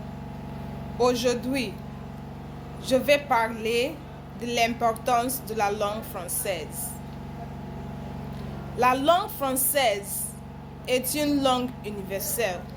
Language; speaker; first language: French; non-native, learner; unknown